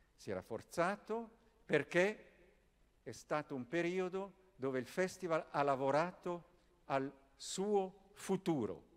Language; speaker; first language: Italian; native; Italian